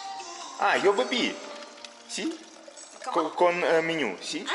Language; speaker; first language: Spanish; non-native, learner; Russian